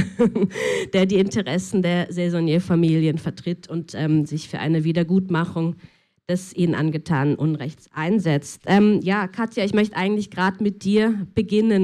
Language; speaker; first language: German; native; German